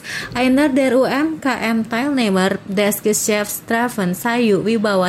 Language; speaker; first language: German; non-native, fluent; Indonesian